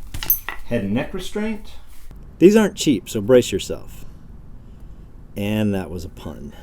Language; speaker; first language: English; native; English